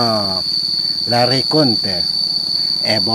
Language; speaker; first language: French; non-native, fluent; Lao